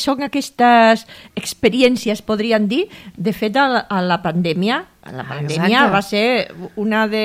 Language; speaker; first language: Catalan; native; Catalan